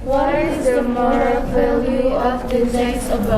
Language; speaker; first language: English; non-native, learner; Indonesian